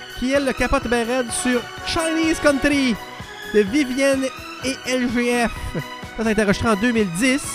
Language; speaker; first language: French; native; French